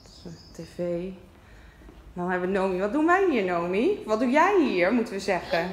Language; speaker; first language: Dutch; native; Dutch